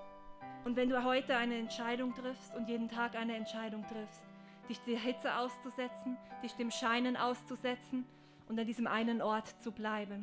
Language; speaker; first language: German; native; German